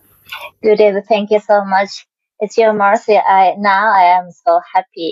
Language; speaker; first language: English; non-native, learner; Japanese